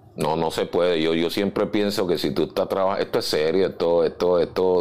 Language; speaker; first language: Spanish; native; Spanish